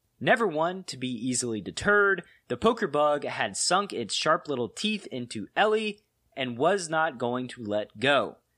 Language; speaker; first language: English; native; English